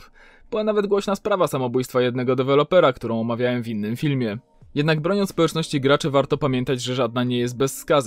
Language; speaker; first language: Polish; native; Polish